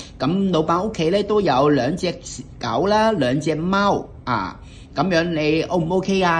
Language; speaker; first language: Cantonese; native; Cantonese